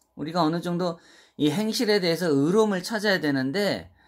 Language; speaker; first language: Korean; native; Korean